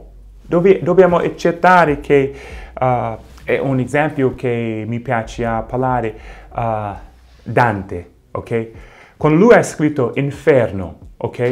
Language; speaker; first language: Italian; non-native, fluent; English